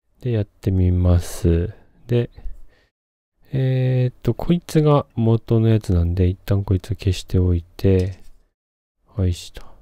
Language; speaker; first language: Japanese; native; Japanese